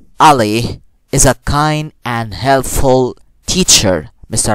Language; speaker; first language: English; non-native, fluent; Arabic